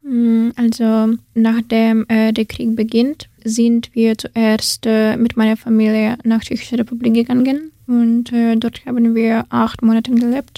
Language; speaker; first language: German; non-native, learner; Ukrainian